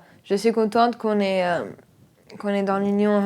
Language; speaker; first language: French; non-native, fluent; Romanian